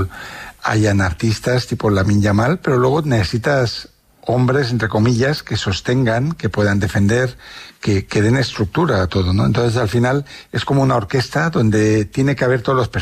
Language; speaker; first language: Spanish; native; Spanish